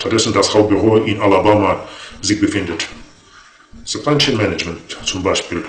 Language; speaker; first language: German; non-native, fluent; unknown